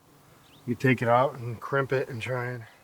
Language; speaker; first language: English; native; English